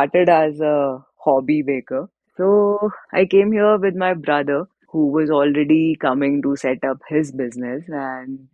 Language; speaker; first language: English; non-native, local second language; Hindi